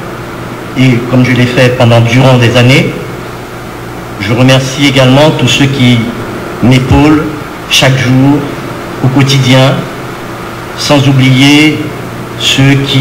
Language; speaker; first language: French; non-native, local second language; Haitian Creole